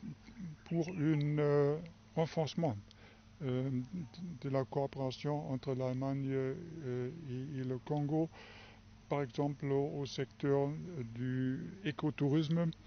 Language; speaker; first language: French; non-native, fluent; German